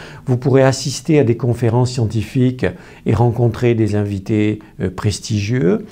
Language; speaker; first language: French; native; French